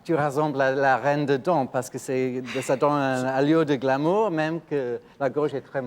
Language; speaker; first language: French; non-native, fluent; English